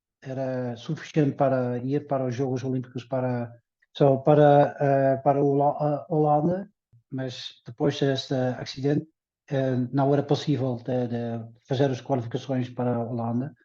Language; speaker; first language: Portuguese; early bilingual, heritage; Dutch